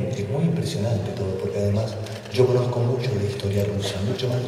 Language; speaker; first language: Spanish; native; Spanish